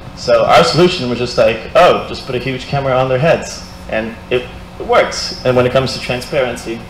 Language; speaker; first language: English; non-native, fluent; Portuguese